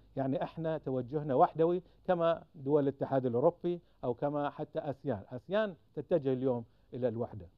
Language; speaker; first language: Arabic; native; Arabic